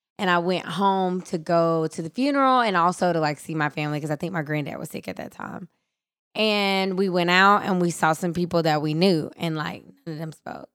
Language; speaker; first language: English; native; English